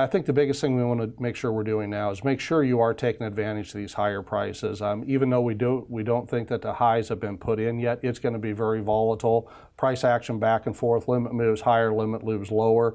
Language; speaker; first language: English; native; English